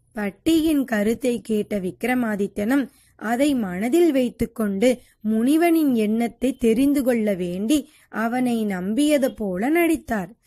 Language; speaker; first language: Tamil; native; Tamil